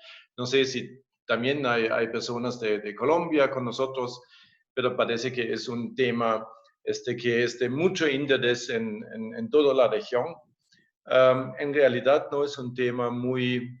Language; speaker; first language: Spanish; non-native, fluent; German